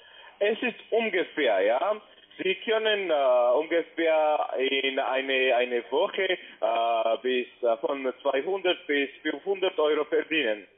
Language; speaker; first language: German; non-native, learner; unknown